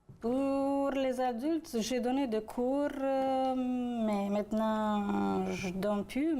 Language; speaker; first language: French; non-native, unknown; Romanian